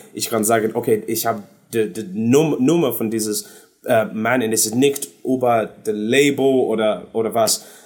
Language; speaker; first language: German; non-native, learner; English